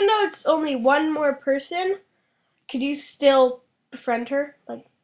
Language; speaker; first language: English; native; English